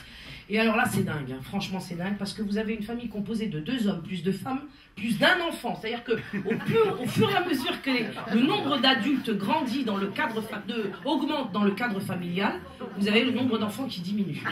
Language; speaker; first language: French; native; French